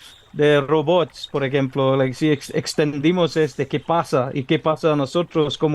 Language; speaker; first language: Spanish; non-native, learner; English